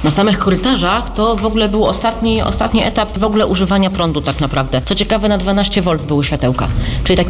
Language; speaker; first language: Polish; native; Polish